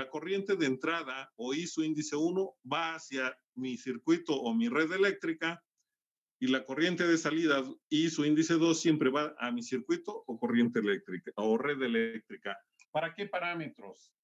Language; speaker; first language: Spanish; native; Spanish